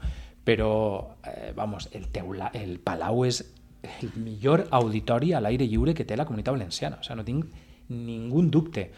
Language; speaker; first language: Catalan; native; Catalan